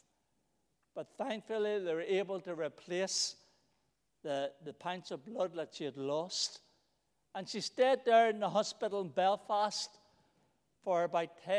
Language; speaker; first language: English; native; English